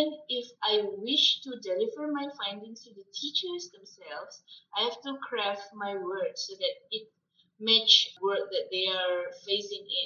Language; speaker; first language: English; non-native, fluent; Malay